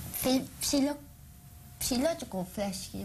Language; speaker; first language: English; non-native, learner; Dutch